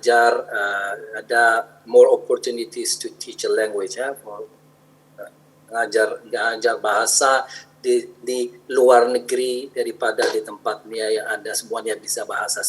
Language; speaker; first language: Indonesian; non-native, fluent; Arabic